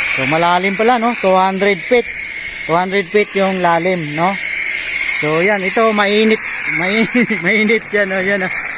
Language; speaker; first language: Filipino; non-native, local second language; Cebuano